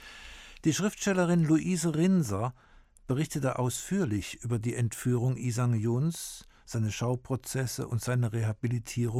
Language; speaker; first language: German; native; German